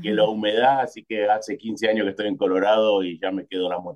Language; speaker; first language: Spanish; native; Spanish